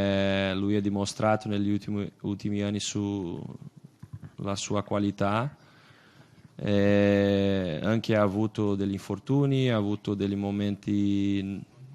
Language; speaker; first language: Italian; non-native, fluent; Portuguese